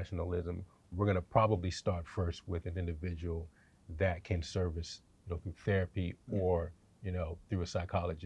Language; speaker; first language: English; native; English